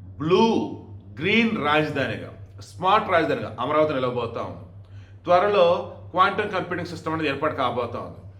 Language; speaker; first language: Telugu; native; Telugu